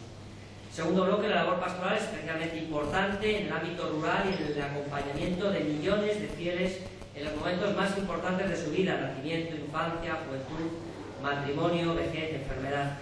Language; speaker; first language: Spanish; native; Spanish